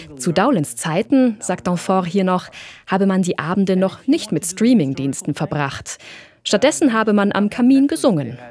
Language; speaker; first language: German; native; German